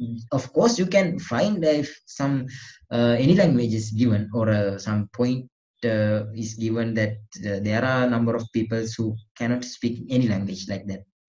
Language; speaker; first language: English; non-native, local second language; Sinhala